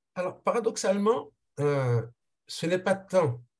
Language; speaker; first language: French; non-native, local second language; Haitian Creole